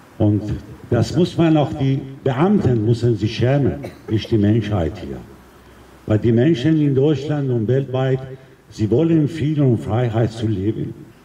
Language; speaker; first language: German; non-native, fluent; Persian